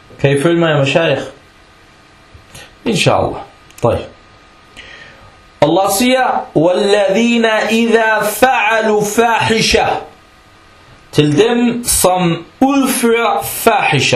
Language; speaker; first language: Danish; non-native, fluent; Arabic